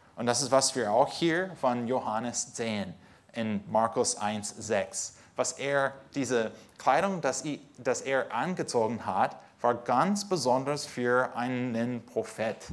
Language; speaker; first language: German; non-native, fluent; English